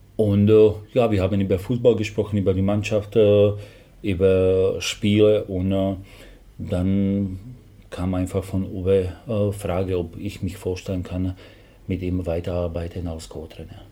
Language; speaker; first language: German; non-native, fluent; Slovak